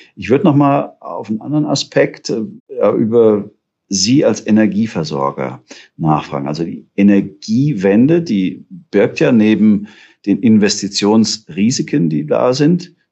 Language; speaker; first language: German; native; German